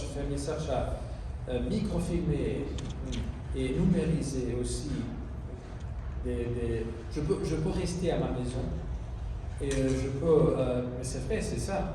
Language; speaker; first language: French; non-native, fluent; Italian